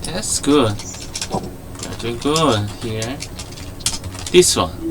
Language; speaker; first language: English; non-native, learner; Korean